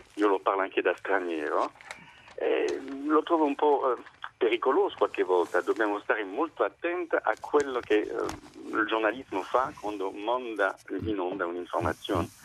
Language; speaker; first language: Italian; non-native, fluent; French